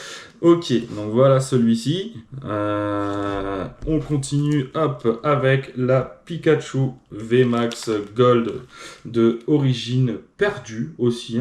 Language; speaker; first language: French; native; French